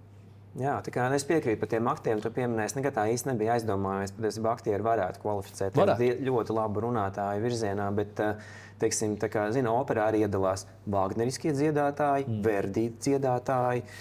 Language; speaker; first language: Latvian; native; Latvian